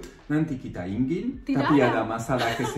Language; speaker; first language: Indonesian; non-native, fluent; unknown